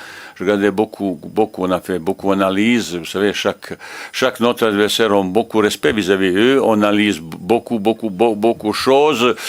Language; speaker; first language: French; non-native, learner; Bosnian